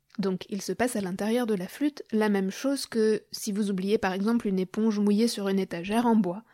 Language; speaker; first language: French; native; French